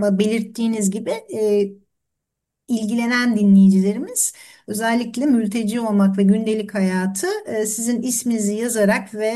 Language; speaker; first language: Turkish; native; Turkish